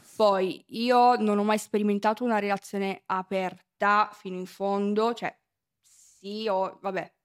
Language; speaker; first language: Italian; native; Italian